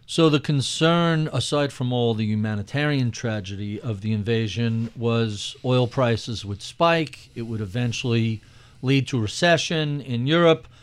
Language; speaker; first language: English; native; English